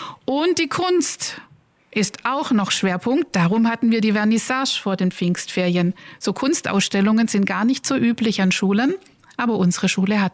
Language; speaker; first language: German; native; German